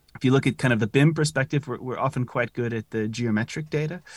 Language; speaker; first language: English; native; English